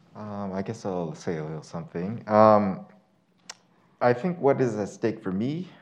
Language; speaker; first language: English; native; English